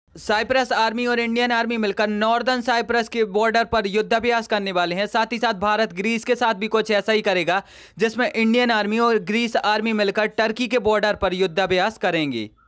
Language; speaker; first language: Hindi; native; Hindi